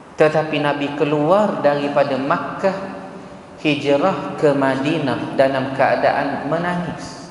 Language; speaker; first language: Malay; native; Malay